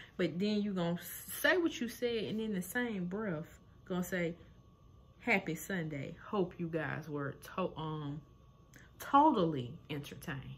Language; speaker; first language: English; native; English